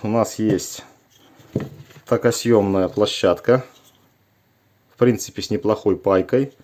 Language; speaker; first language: Russian; native; Russian